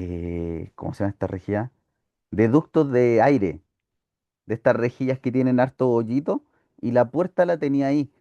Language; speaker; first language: Spanish; native; Spanish